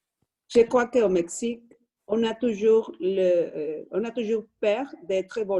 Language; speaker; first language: French; non-native, learner; Spanish